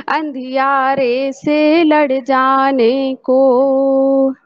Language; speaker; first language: Hindi; native; Hindi